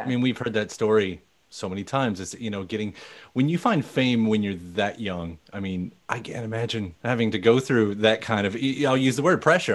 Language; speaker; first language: English; native; English